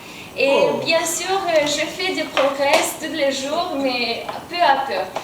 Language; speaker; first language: French; non-native, fluent; Romanian